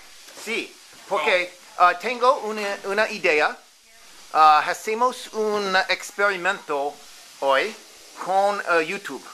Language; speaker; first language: Spanish; non-native, learner; English